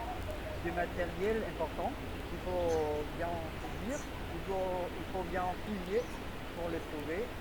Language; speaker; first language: French; non-native, fluent; Spanish